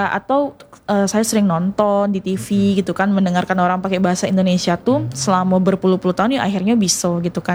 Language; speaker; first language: Indonesian; non-native, local second language; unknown